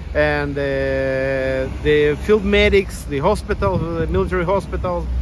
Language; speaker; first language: English; non-native, fluent; Ukrainian